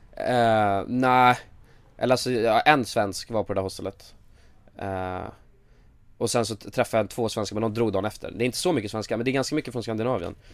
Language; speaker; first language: Swedish; native; Swedish